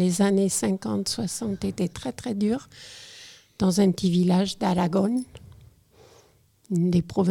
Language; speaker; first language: French; native; French